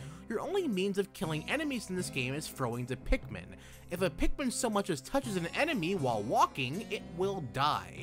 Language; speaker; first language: English; native; English